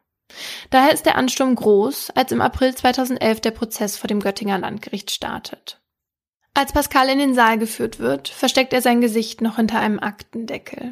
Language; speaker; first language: German; native; German